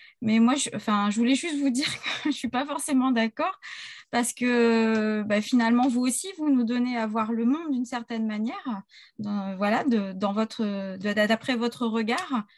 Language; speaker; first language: French; native; French